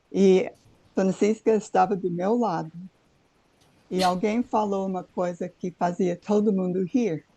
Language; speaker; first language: Portuguese; non-native, fluent; English